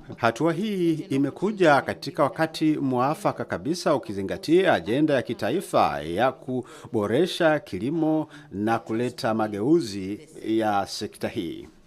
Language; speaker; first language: Swahili; native; Swahili